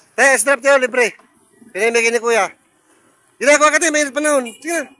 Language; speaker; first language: Filipino; native; Filipino